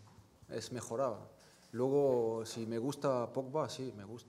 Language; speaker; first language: Spanish; non-native, fluent; French